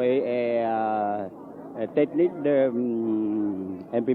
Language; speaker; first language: French; non-native, learner; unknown